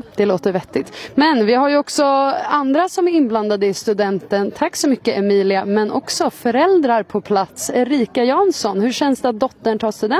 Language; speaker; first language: Swedish; native; Swedish